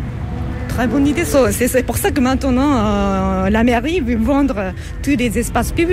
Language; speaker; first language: French; non-native, fluent; Japanese